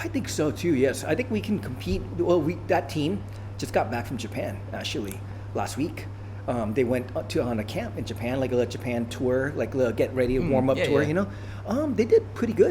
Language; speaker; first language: English; early bilingual, other home language; Thai